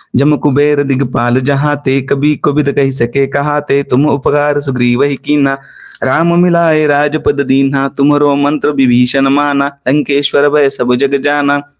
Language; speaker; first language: Hindi; non-native, local second language; Marathi